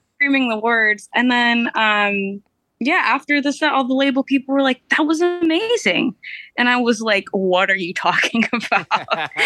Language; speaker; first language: English; early bilingual, other home language; Romanian